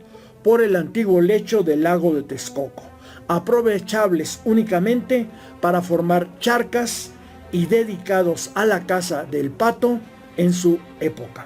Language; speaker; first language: Spanish; native; Spanish